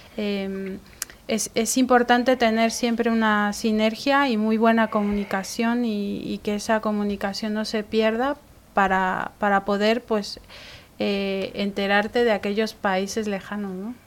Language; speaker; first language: Spanish; native; Spanish